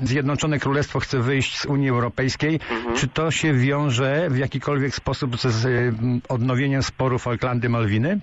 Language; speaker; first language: Polish; native; Polish